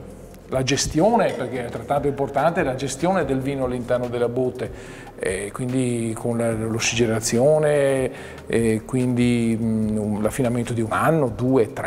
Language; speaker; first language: Italian; native; Italian